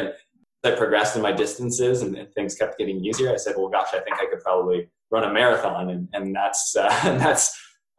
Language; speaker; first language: English; native; English